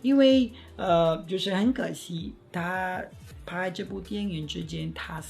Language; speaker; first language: Chinese; non-native, fluent; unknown